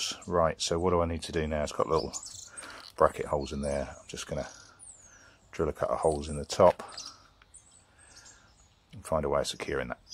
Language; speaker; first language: English; native; English